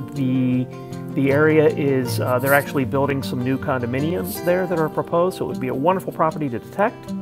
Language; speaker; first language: English; native; English